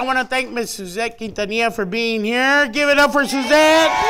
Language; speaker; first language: English; early bilingual, other home language; Spanish